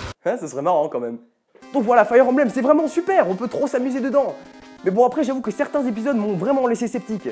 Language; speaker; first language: French; native; French